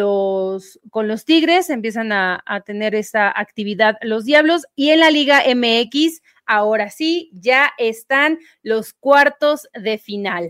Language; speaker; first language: Spanish; native; Spanish